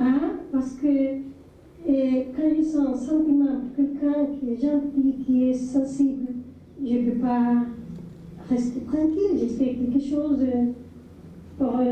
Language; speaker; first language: French; non-native, fluent; Spanish